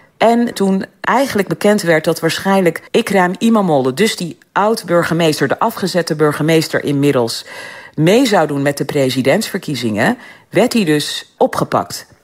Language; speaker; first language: Dutch; early bilingual, other home language; Turkish